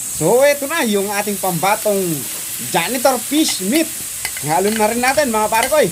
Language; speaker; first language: Filipino; non-native, local second language; Pampanga